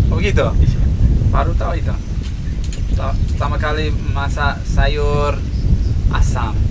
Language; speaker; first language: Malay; non-native, fluent; English